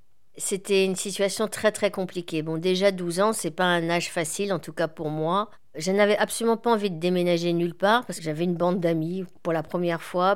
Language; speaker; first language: French; native; French